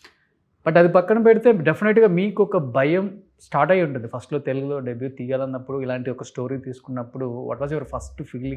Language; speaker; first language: Telugu; native; Telugu